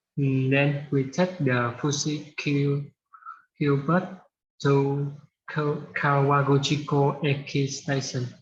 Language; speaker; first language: English; non-native, learner; Vietnamese